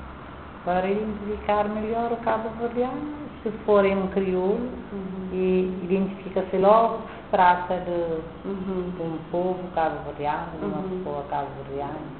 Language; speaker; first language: Portuguese; non-native, local second language; Kabuverdianu